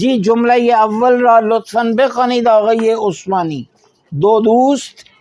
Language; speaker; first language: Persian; non-native, fluent; Urdu